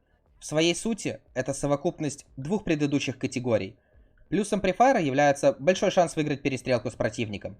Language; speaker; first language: Russian; native; Russian